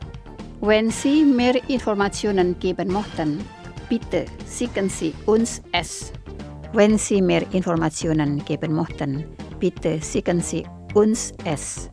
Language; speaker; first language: German; non-native, fluent; Indonesian